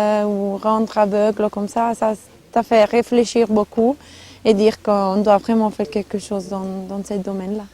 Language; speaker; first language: French; non-native, local second language; Italian